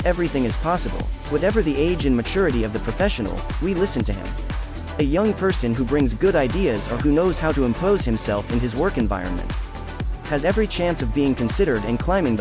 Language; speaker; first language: English; non-native, learner; French